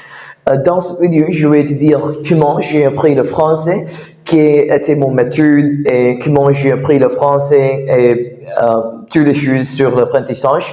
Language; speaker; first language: French; non-native, learner; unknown